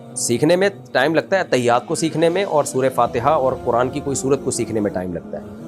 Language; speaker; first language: Urdu; native; Urdu